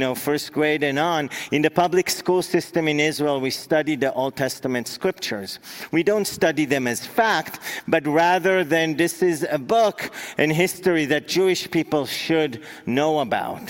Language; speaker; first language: English; non-native, fluent; Hebrew